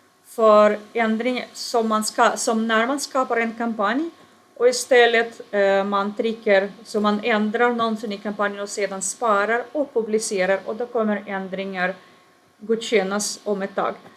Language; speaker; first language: Swedish; non-native, fluent; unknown